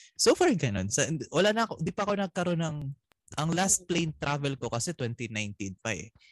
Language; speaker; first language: Filipino; non-native, local second language; Bikol